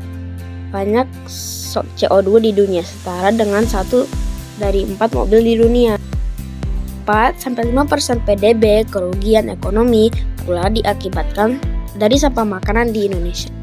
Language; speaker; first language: Indonesian; native; Indonesian